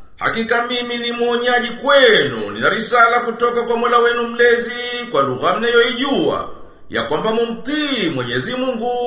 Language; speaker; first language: Swahili; native; Swahili